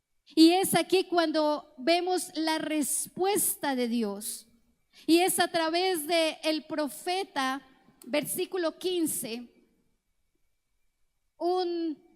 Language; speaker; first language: Spanish; native; Spanish